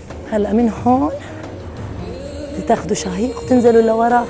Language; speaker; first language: Arabic; native; Arabic